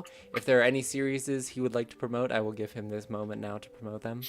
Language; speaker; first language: English; native; English